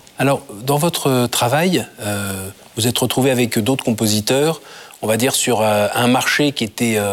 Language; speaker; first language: French; native; French